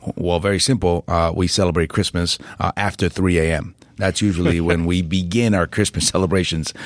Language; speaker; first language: English; native; English